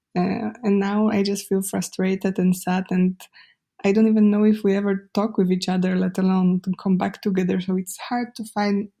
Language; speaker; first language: English; non-native, fluent; Polish